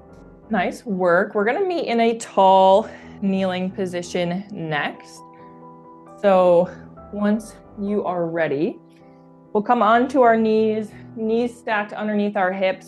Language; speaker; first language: English; native; English